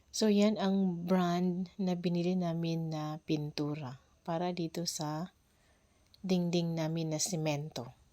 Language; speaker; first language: Filipino; non-native, local second language; Cebuano